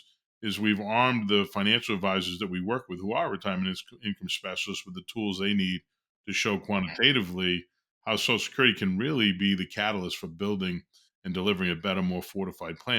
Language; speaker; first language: English; native; English